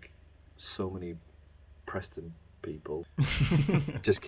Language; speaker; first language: English; native; English